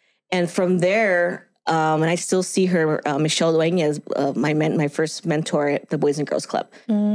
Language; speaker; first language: English; early bilingual, other home language; Spanish